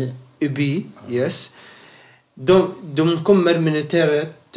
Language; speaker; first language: Swedish; non-native, learner; Arabic